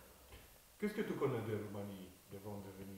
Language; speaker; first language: French; non-native, fluent; Romanian